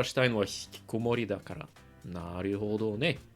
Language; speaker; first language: Japanese; non-native, learner; English